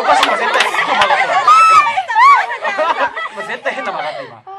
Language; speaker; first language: Japanese; native; Japanese